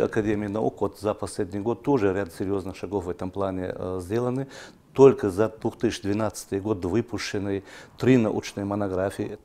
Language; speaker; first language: Russian; non-native, local second language; Chechen